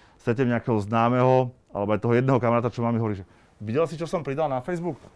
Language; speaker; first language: Slovak; native; Slovak